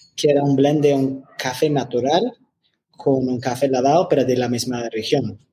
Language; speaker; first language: Spanish; non-native, fluent; English